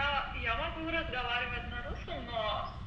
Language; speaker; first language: Russian; non-native, learner; Persian